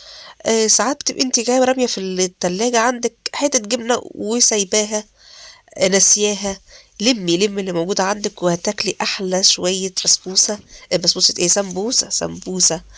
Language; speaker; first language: Arabic; native; Arabic